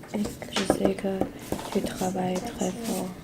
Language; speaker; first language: French; non-native, learner; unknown